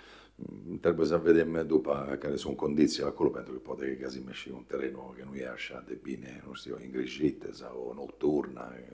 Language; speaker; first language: Romanian; non-native, fluent; Italian